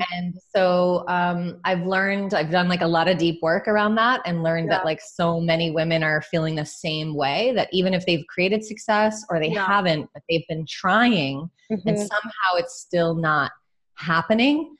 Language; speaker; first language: English; native; English